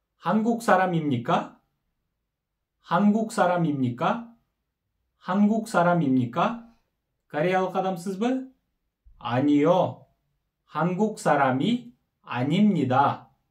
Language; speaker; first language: Korean; non-native, learner; Kyrgyz